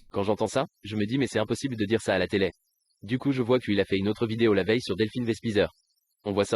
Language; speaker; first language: French; native; French